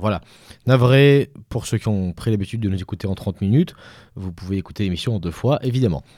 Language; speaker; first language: French; native; French